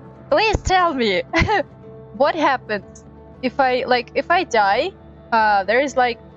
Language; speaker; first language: English; non-native, fluent; Russian